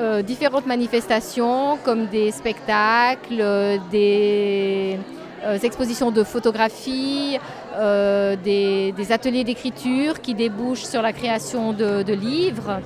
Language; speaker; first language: French; native; French